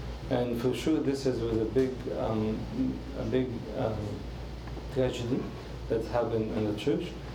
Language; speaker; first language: English; non-native, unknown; Arabic